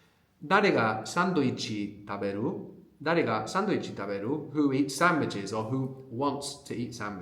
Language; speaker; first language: Japanese; non-native, fluent; English